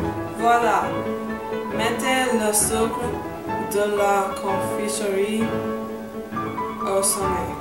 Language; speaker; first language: French; non-native, learner; English